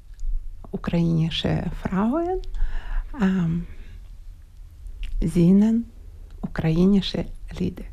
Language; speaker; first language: German; non-native, learner; Ukrainian